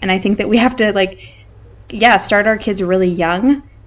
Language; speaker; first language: English; native; English